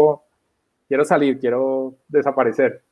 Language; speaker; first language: Spanish; native; Spanish